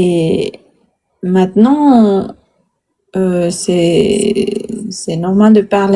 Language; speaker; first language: French; non-native, learner; Spanish